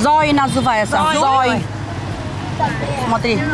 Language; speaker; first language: Russian; non-native, learner; Vietnamese